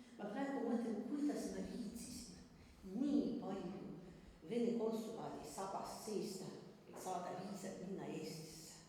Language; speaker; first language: Estonian; non-native, fluent; French